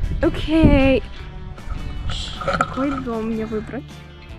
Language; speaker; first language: Russian; early bilingual, heritage; Russian